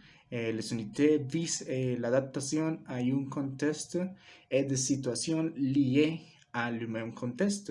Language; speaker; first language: French; non-native, learner; Spanish